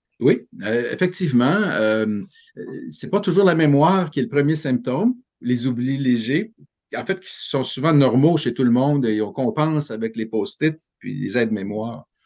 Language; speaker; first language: French; native; French